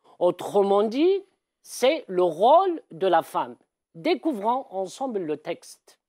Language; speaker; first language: French; non-native, local second language; Arabic